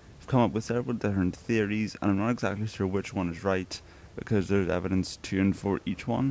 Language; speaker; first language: English; native; English